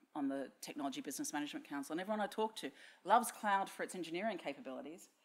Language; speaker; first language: English; native; English